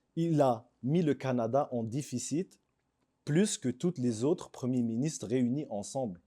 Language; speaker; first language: French; early bilingual, other home language; Arabic